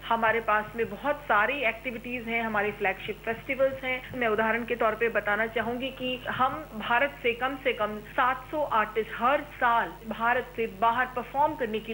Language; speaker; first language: Hindi; native; Hindi